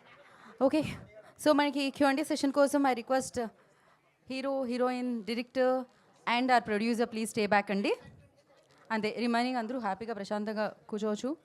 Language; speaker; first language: Telugu; native; Telugu